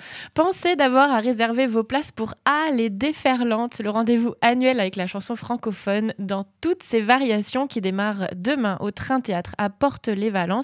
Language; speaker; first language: French; native; French